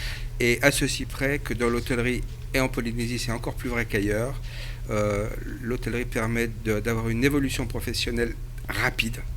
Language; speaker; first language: French; native; French